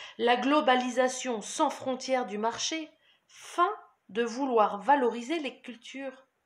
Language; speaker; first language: French; native; French